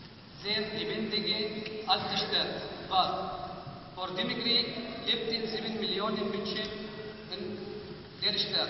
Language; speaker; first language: German; non-native, learner; Arabic